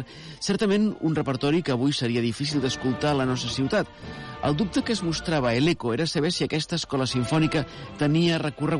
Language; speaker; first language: Catalan; native; Catalan